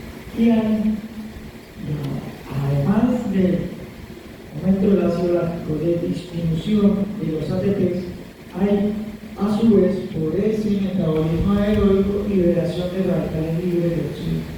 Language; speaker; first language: Spanish; native; Spanish